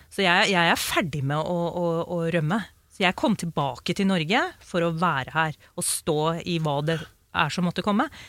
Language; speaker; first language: Norwegian; early bilingual, other home language; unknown